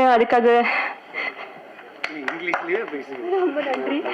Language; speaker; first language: Tamil; non-native, learner; Bangla